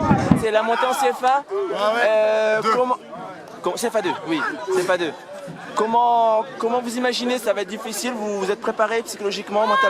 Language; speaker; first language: French; native; French